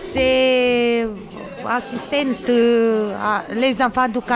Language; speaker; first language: French; non-native, learner; Romanian